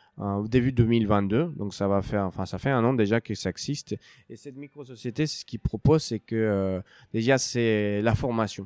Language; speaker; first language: French; non-native, fluent; Spanish